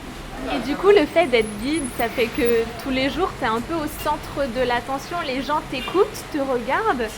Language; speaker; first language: French; native; French